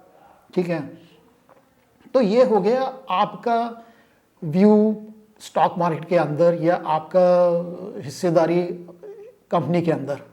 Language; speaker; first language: Hindi; native; Hindi